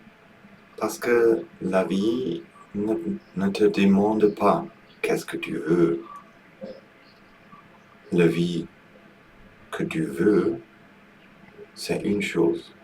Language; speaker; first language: French; non-native, learner; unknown